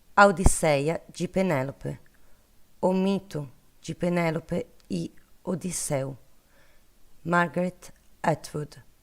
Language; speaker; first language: Portuguese; non-native, learner; Italian